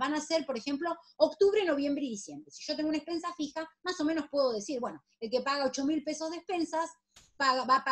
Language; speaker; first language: Spanish; native; Spanish